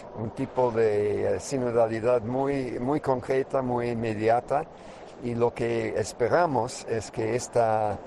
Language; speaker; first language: Spanish; non-native, fluent; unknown